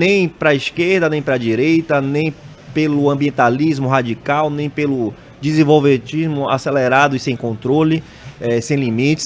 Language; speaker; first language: Portuguese; native; Portuguese